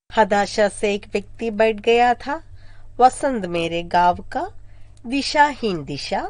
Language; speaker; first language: Hindi; non-native, local second language; Malayalam